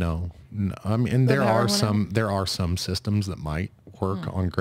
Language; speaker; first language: English; native; English